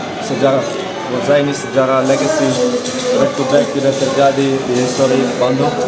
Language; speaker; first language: Indonesian; non-native, fluent; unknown